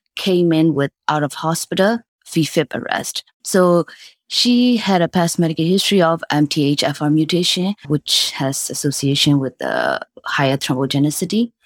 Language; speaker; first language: English; non-native, fluent; Burmese